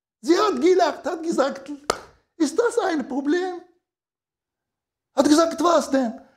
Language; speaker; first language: German; non-native, learner; Arabic